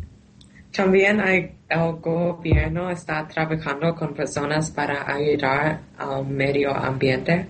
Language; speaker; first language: Spanish; non-native, learner; Thai